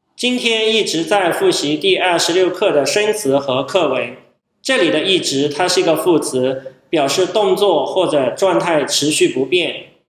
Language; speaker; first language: Chinese; non-native, fluent; Thai